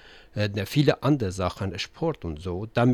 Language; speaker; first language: German; non-native, learner; Persian